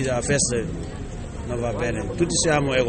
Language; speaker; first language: Italian; non-native, learner; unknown